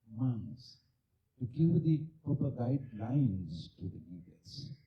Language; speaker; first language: English; non-native, local second language; Sinhala